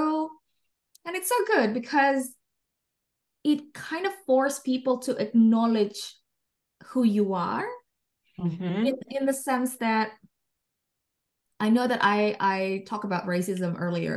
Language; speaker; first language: English; non-native, fluent; Indonesian